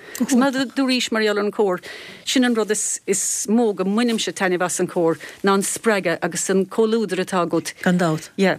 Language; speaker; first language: Irish; native; Irish